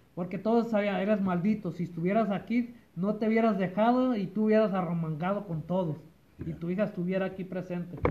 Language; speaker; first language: Spanish; early bilingual, heritage; Spanish